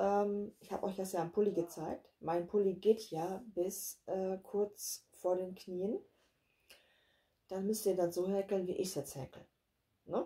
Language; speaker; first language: German; native; German